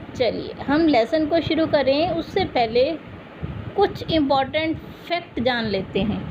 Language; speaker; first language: Hindi; native; Hindi